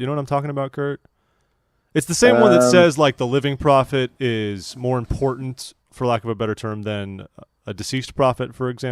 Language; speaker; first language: English; native; English